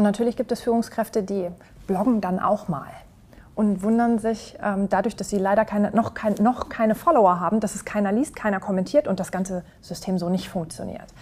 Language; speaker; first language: German; native; German